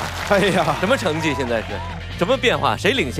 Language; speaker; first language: Chinese; native; Chinese